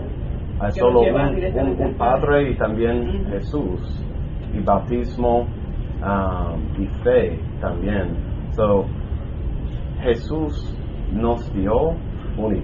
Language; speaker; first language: Spanish; non-native, learner; English